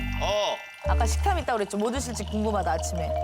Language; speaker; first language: Korean; native; Korean